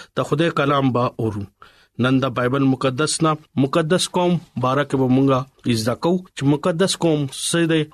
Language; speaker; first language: Pashto; non-native, local second language; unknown